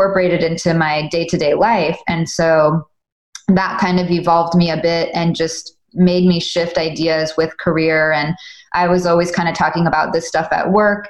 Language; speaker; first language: English; native; English